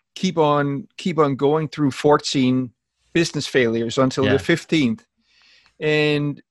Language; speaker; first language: English; non-native, fluent; Danish